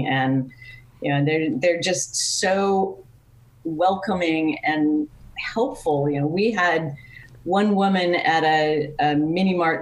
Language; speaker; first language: English; native; English